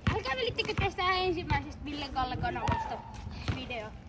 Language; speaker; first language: Finnish; native; Finnish